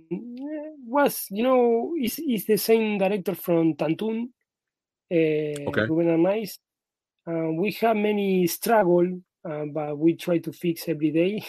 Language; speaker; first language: English; non-native, learner; Spanish